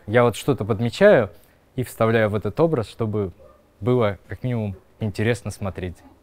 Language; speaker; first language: Russian; native; Russian